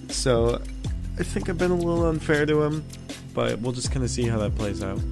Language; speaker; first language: English; native; English